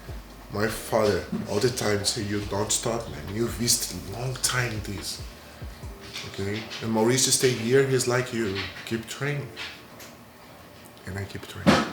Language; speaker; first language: English; non-native, learner; Portuguese